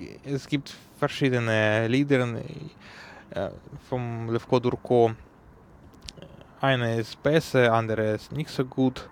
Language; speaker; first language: German; non-native, learner; Ukrainian